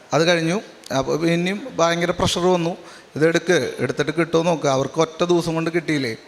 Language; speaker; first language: Malayalam; native; Malayalam